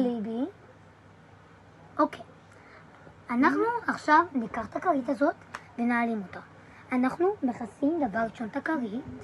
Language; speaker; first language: Hebrew; native; Hebrew